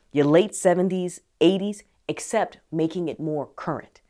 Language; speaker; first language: English; native; English